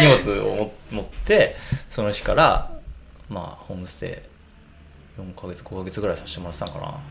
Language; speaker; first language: Japanese; native; Japanese